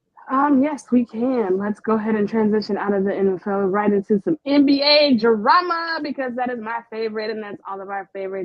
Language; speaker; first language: English; native; English